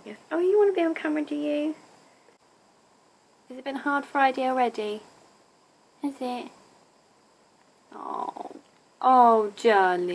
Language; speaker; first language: English; native; English